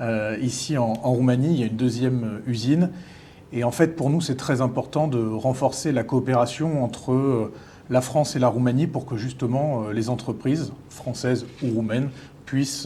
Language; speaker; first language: French; native; French